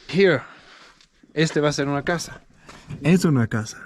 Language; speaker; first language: Spanish; non-native, learner; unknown